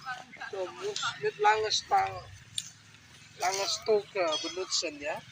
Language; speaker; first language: German; non-native, learner; Indonesian